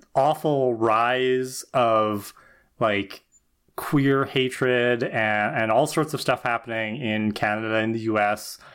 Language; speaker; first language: English; native; English